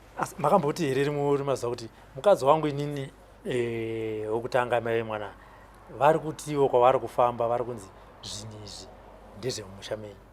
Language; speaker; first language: Shona; native; Shona